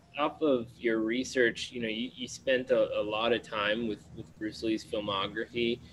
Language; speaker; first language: English; native; English